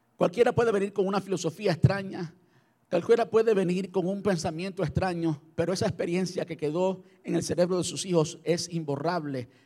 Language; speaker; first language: Spanish; native; Spanish